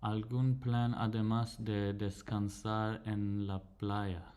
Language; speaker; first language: Spanish; non-native, learner; English